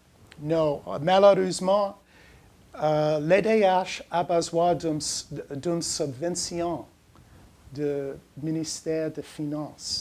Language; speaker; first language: French; non-native, learner; English